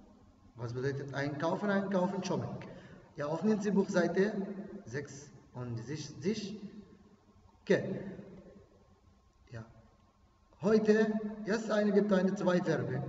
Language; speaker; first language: German; non-native, fluent; Arabic